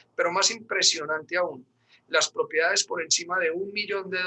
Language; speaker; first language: Spanish; native; Spanish